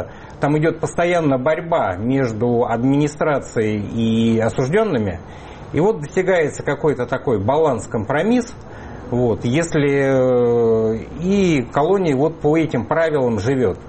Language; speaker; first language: Russian; native; Russian